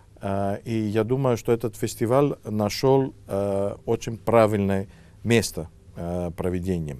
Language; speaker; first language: Russian; non-native, fluent; Greek